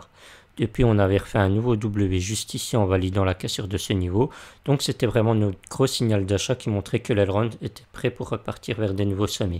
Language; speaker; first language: French; native; French